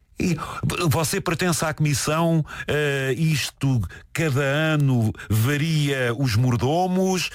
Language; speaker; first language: Portuguese; native; Portuguese